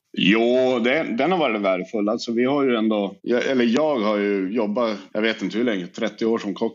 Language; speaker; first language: Swedish; native; Swedish